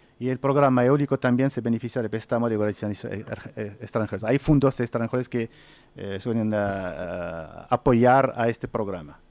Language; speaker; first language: Spanish; non-native, fluent; Arabic